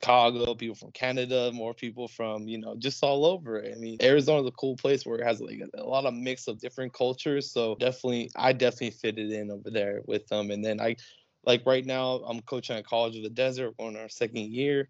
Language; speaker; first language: English; native; English